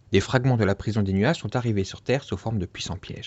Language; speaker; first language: French; native; French